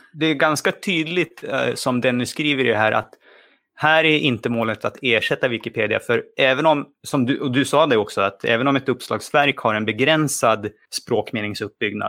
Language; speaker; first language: Swedish; native; Swedish